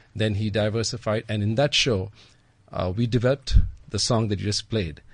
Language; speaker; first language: English; native; English